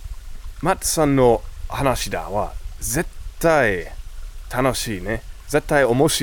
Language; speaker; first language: Japanese; non-native, learner; English